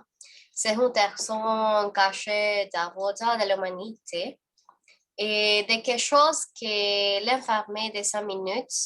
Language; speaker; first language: French; non-native, learner; Spanish